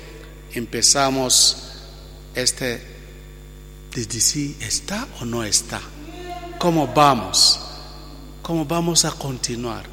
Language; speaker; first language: Spanish; non-native, fluent; Italian